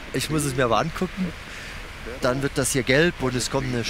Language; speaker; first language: German; native; German